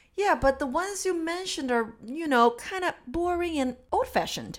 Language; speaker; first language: English; non-native, fluent; Chinese